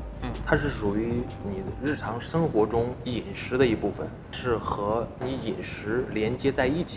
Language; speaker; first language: Chinese; native; Chinese